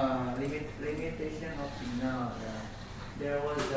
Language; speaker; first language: English; non-native, learner; Indonesian